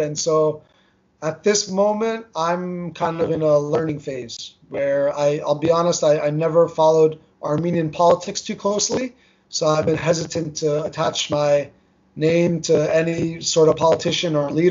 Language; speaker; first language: English; early bilingual, other home language; Armenian